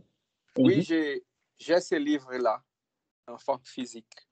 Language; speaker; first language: French; non-native, fluent; Portuguese